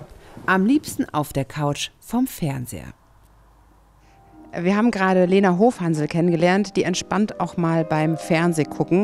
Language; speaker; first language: German; native; German